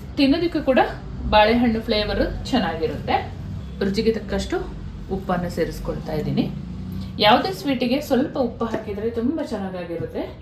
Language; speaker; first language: Kannada; non-native, local second language; Kodava